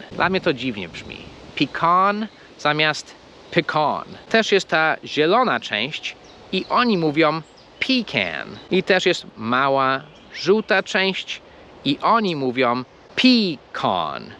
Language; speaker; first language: Polish; non-native, fluent; English